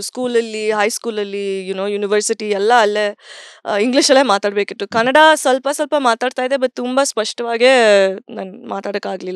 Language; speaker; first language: Kannada; early bilingual, heritage; English